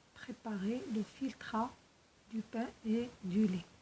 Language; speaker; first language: French; non-native, local second language; Arabic